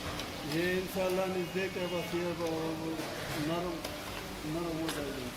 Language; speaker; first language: Hindi; non-native, local second language; Pashto